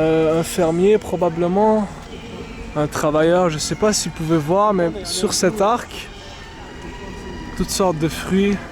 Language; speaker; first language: French; non-native, local second language; Arabic